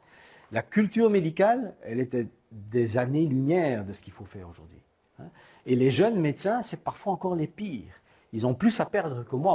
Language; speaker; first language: French; native; French